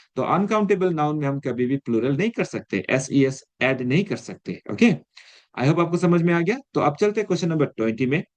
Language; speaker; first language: Hindi; non-native, local second language; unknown